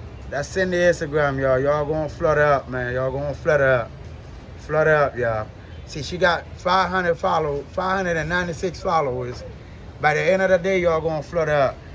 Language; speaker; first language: English; native; English